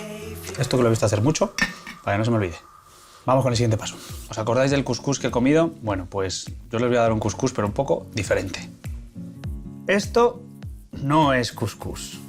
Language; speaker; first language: Spanish; native; Spanish